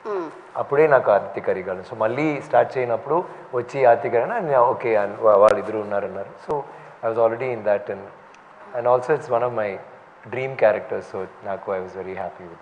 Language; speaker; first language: Telugu; non-native, fluent; Tamil